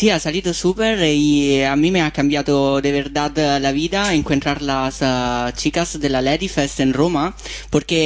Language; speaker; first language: Spanish; non-native, fluent; Italian